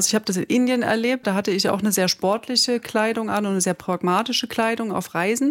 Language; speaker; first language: German; native; German